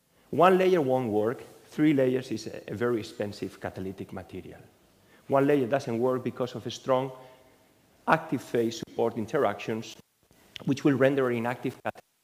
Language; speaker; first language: English; non-native, fluent; Spanish